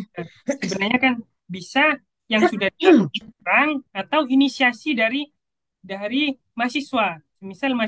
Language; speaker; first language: Indonesian; native; Indonesian